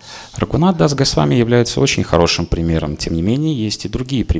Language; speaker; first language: Russian; native; Russian